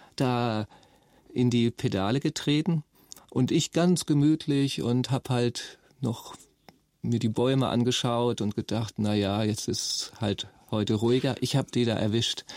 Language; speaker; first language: German; native; German